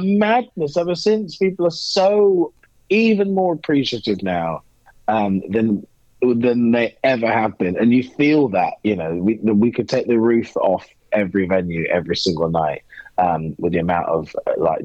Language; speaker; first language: English; native; English